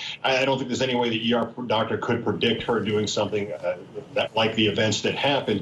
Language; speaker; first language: English; native; English